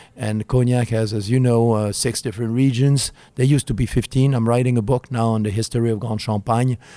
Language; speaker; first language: English; non-native, fluent; French